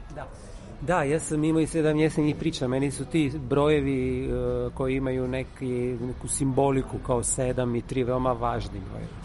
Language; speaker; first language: Serbian; non-native, fluent; Italian